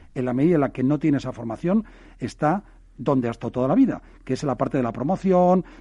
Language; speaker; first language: Spanish; native; Spanish